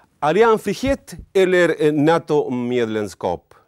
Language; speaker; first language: Swedish; non-native, learner; Spanish